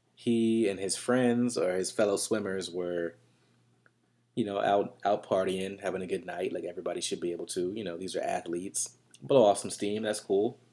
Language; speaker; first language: English; native; English